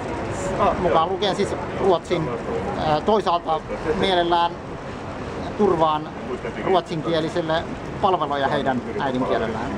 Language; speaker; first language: Finnish; non-native, fluent; Kurdish